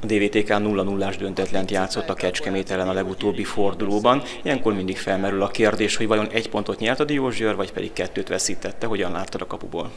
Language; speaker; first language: Hungarian; native; Hungarian